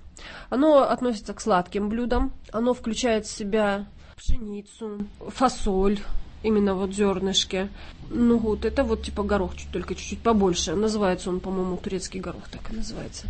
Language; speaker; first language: Russian; native; Russian